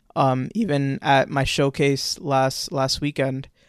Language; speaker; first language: English; native; English